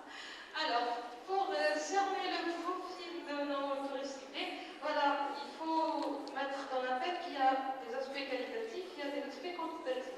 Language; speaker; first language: French; non-native, local second language; Arabic